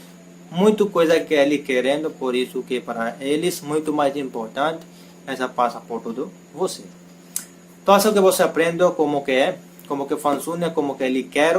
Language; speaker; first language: Portuguese; non-native, learner; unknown